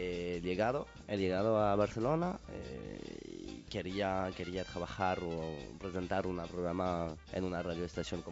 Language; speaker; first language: Spanish; non-native, learner; French